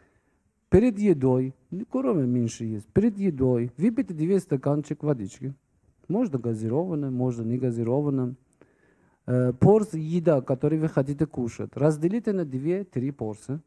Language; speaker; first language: Russian; non-native, fluent; Persian